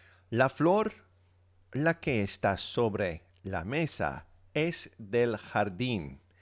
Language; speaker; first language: Spanish; non-native, fluent; English